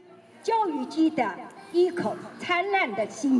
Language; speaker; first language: Chinese; native; Chinese